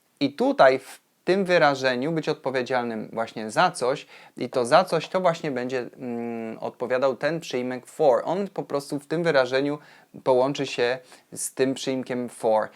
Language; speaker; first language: Polish; native; Polish